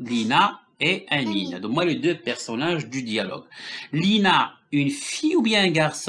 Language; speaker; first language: French; non-native, local second language; Arabic